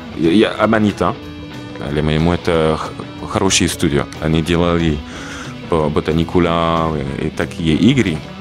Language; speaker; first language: Russian; non-native, learner; French